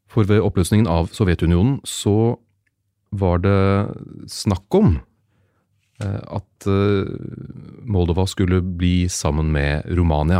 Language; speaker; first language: Norwegian; native; Norwegian